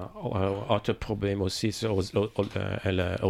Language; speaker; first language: French; non-native, learner; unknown